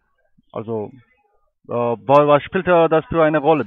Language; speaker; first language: German; non-native, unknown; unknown